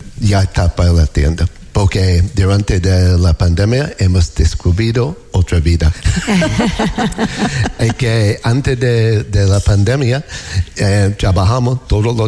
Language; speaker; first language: Spanish; non-native, learner; English